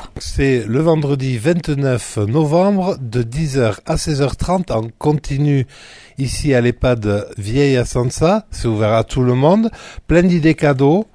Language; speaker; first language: French; native; French